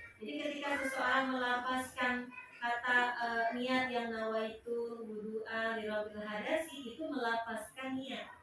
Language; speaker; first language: Indonesian; non-native, local second language; Sundanese